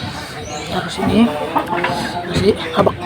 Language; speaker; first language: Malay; non-native, local second language; Sundanese